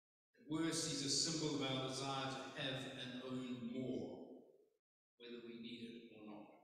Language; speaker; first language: English; native; English